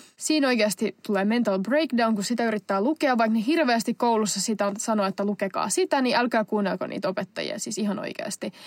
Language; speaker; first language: Finnish; non-native, local second language; Swedish